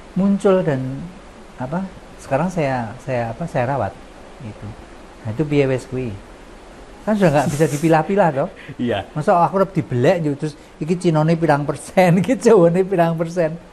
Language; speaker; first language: Indonesian; non-native, local second language; Javanese